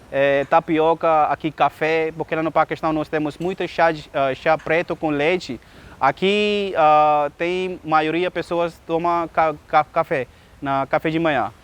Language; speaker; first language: Portuguese; non-native, learner; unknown